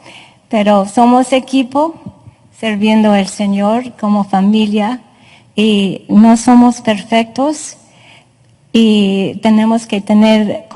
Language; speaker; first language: Spanish; non-native, fluent; English